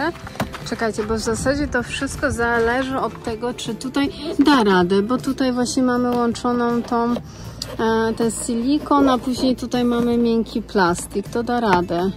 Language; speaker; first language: Polish; native; Polish